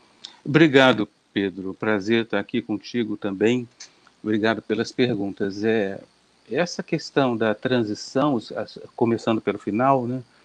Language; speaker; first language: Portuguese; native; Portuguese